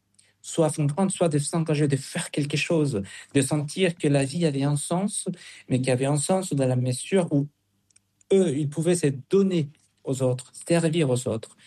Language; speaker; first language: French; non-native, fluent; Spanish